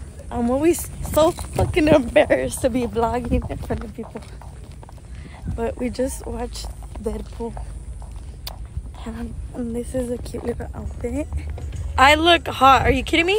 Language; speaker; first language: English; early bilingual, other home language; Spanish